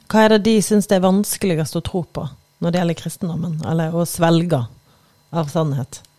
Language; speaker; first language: Norwegian; native; Norwegian